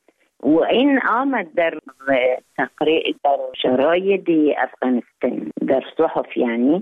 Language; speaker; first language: Persian; non-native, learner; Arabic